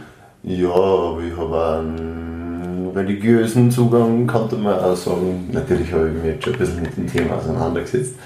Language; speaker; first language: German; native; German